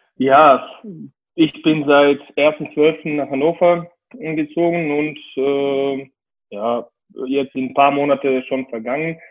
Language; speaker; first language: German; non-native, fluent; Serbian